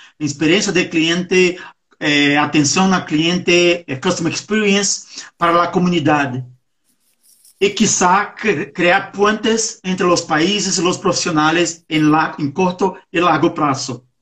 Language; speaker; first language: Portuguese; non-native, learner; Spanish